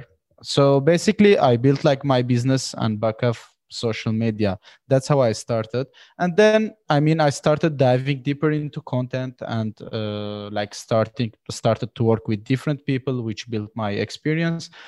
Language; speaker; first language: English; non-native, fluent; Armenian